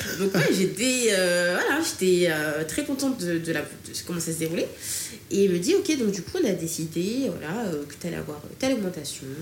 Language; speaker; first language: French; early bilingual, other home language; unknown